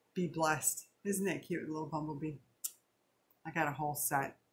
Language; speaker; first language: English; native; English